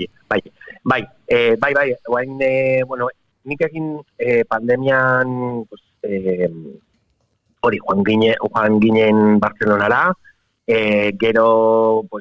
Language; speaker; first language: Basque; non-native, local second language; Spanish